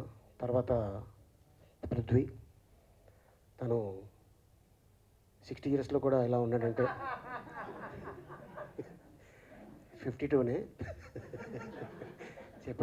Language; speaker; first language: Telugu; native; Telugu